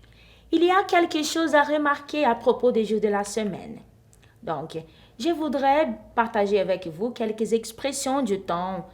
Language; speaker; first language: French; non-native, fluent; Portuguese